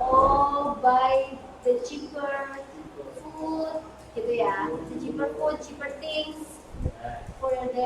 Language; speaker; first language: English; non-native, learner; Indonesian